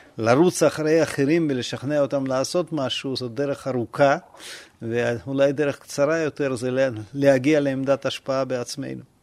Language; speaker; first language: Hebrew; non-native, fluent; Russian